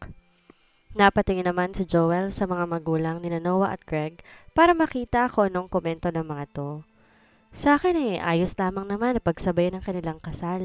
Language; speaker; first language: Filipino; native; Filipino